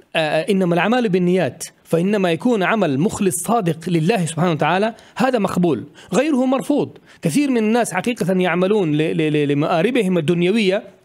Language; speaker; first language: Arabic; non-native, fluent; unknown